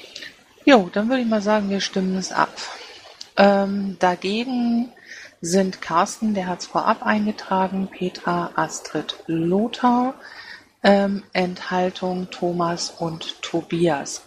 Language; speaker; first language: German; native; German